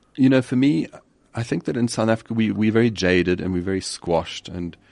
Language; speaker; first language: English; native; English